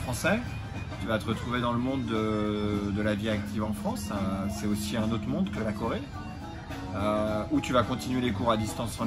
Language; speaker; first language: French; native; French